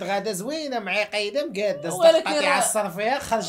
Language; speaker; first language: Arabic; native; Arabic